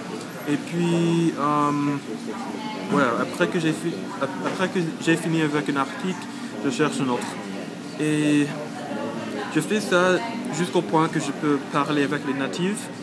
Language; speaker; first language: French; non-native, learner; English